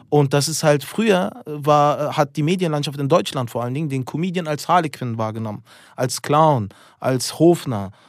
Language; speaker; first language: German; early bilingual, other home language; Turkish